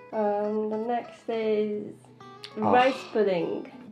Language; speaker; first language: English; native; English